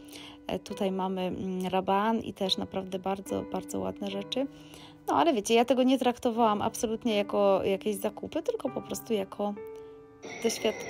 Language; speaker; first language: Polish; native; Polish